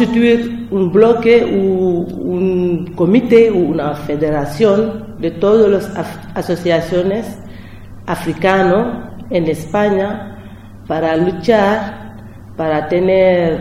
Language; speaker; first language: Spanish; non-native, learner; French